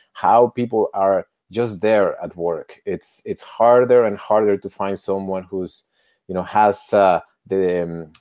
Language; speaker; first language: English; non-native, fluent; Spanish